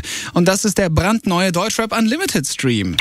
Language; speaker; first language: German; native; German